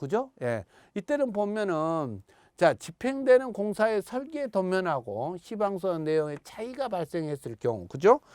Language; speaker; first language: Korean; native; Korean